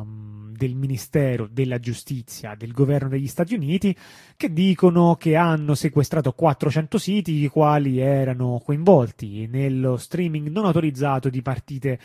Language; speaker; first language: Italian; native; Italian